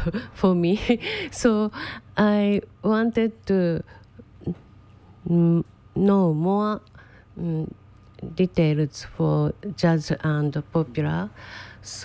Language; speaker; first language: English; non-native, learner; Japanese